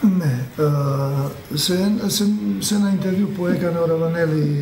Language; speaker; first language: Greek; non-native, fluent; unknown